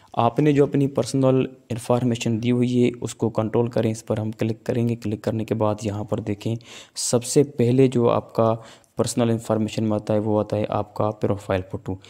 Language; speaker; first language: Urdu; non-native, local second language; Sindhi